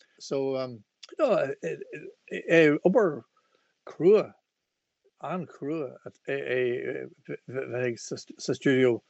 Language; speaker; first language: Irish; non-native, local second language; English